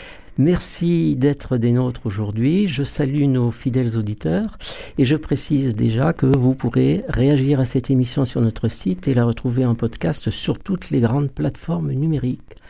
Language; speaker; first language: French; native; French